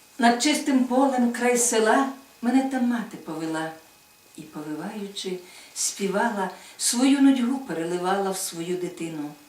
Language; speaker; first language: Ukrainian; native; Ukrainian